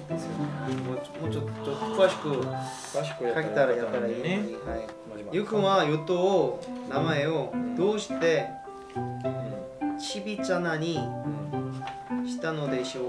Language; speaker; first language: Japanese; non-native, learner; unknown